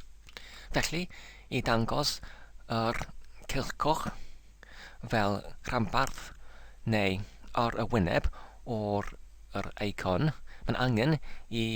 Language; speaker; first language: Welsh; non-native, learner; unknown